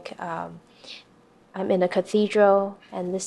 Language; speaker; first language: English; non-native, local second language; Cantonese